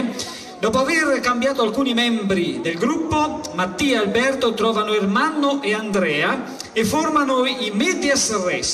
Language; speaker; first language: Italian; native; Italian